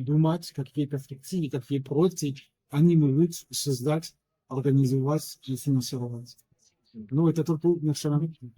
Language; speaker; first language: Russian; non-native, learner; French